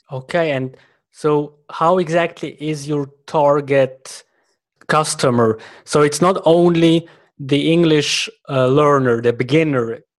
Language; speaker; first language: English; non-native, fluent; German